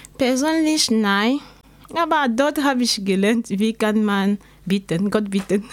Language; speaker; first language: German; non-native, learner; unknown